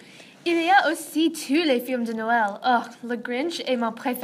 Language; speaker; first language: French; non-native, learner; English